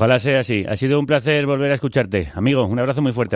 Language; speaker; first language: Spanish; native; Spanish